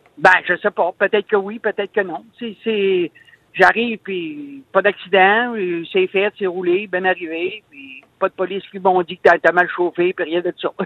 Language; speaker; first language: French; native; French